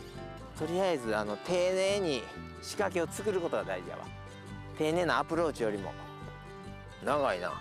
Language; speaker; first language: Japanese; native; Japanese